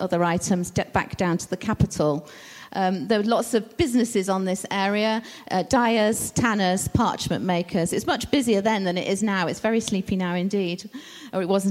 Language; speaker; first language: English; native; English